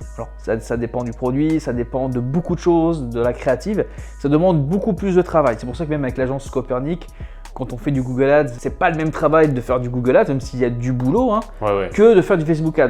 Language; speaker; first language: French; native; French